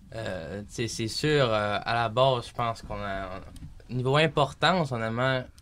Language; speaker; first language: French; native; French